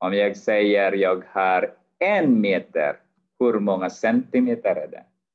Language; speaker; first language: Swedish; non-native, fluent; Arabic